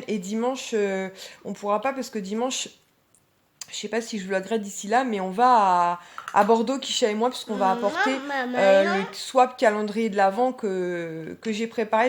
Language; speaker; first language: French; native; French